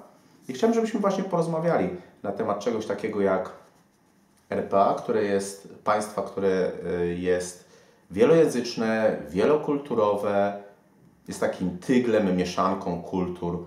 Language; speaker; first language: Polish; native; Polish